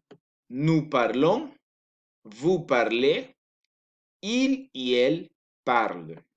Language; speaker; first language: French; non-native, learner; Spanish